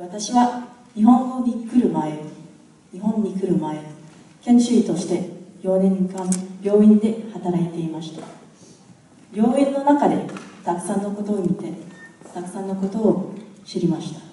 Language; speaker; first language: Japanese; non-native, fluent; English